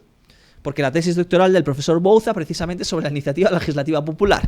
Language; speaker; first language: Spanish; native; Spanish